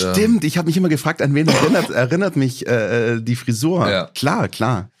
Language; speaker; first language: German; native; German